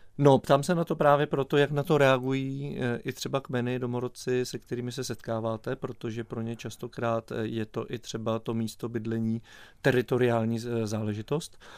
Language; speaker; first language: Czech; native; Czech